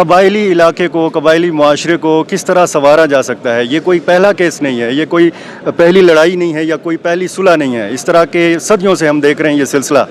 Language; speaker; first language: Urdu; non-native, local second language; Pashto